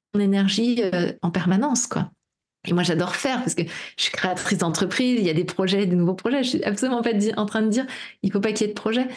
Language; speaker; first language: French; native; French